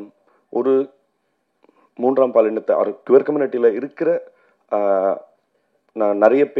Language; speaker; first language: Tamil; native; Tamil